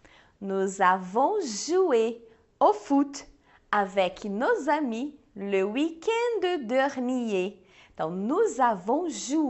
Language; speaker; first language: French; non-native, fluent; Portuguese